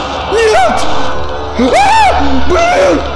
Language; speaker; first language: Russian; native; Russian